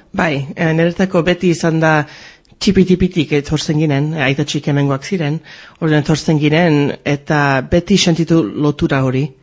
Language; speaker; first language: Basque; early bilingual, heritage; English